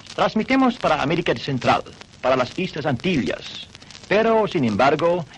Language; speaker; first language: Spanish; non-native, fluent; Dutch